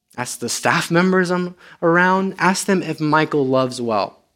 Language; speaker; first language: English; non-native, fluent; Romanian